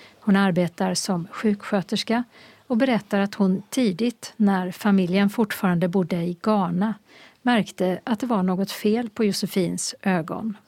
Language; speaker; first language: Swedish; native; Swedish